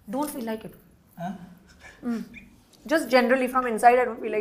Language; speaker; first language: Telugu; non-native, learner; Hindi